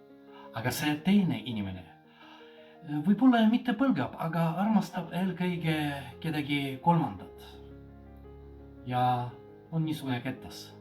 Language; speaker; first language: Estonian; non-native, fluent; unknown